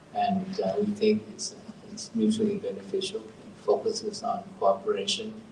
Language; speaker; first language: English; non-native, fluent; Thai